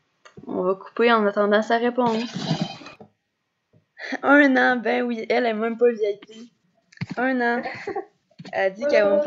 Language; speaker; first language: French; native; French